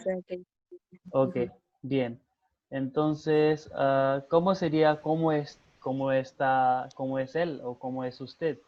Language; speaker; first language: Spanish; non-native, fluent; Hindi